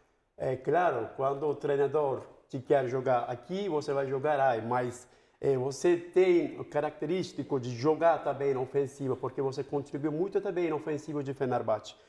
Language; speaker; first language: Portuguese; non-native, fluent; Turkish